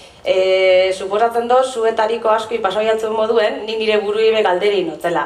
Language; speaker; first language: Basque; native; Basque